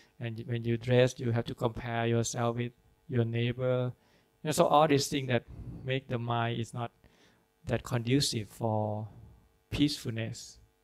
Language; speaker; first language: English; non-native, fluent; Thai